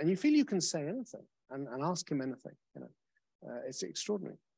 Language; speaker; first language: English; native; English